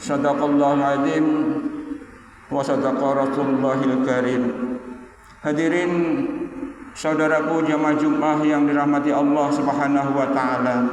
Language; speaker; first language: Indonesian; native; Indonesian